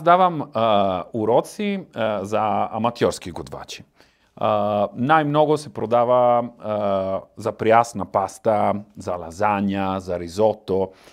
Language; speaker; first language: Bulgarian; non-native, learner; Italian